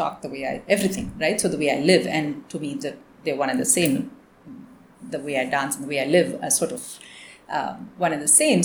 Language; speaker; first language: English; non-native, local second language; Tamil